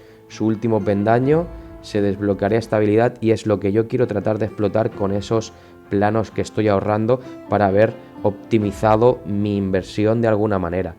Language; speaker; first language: Spanish; native; Spanish